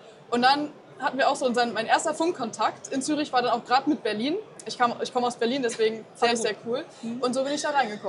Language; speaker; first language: German; native; German